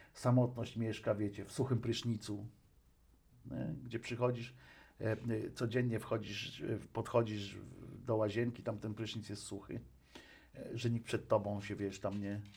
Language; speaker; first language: Polish; native; Polish